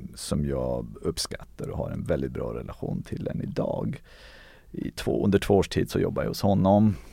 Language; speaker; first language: Swedish; early bilingual, other home language; Armenian